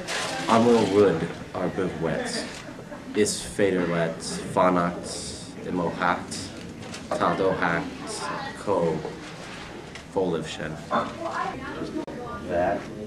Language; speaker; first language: Irish; non-native, learner; English